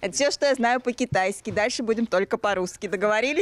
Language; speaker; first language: Russian; native; Russian